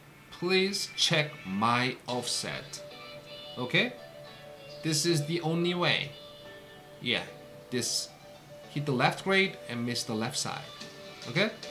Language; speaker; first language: English; non-native, fluent; Korean